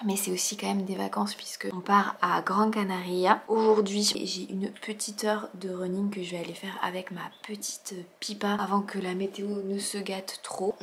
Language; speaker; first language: French; native; French